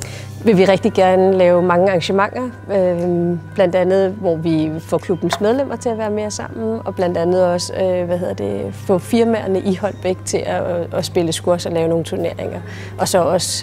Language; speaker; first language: Danish; native; Danish